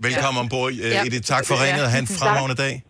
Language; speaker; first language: Danish; native; Danish